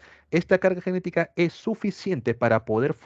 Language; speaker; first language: Spanish; native; Spanish